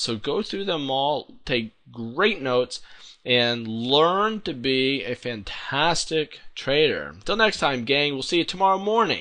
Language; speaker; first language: English; native; English